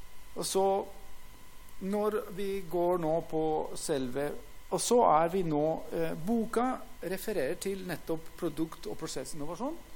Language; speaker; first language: Norwegian; non-native, fluent; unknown